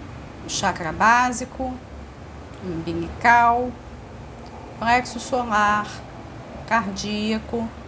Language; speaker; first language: Portuguese; native; Portuguese